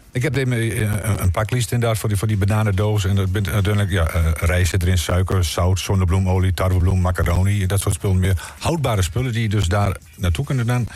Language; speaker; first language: Dutch; native; Dutch